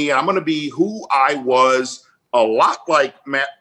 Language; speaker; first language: English; native; English